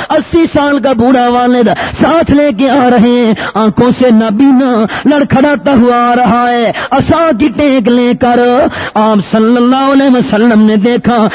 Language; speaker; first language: Urdu; non-native, local second language; Pashto